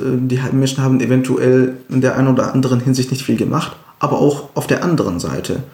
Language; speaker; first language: German; non-native, fluent; Arabic